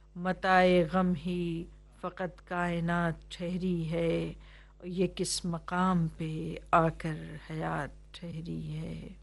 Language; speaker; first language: Urdu; native; Urdu